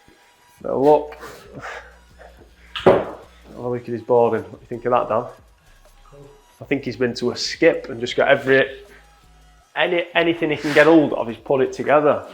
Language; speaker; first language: English; native; English